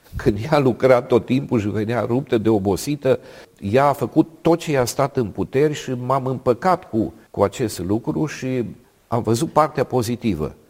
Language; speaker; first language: Romanian; native; Romanian